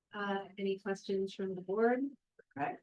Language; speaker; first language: English; native; English